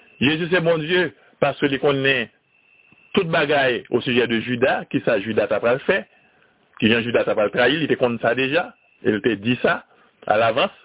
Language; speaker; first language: French; non-native, learner; Haitian Creole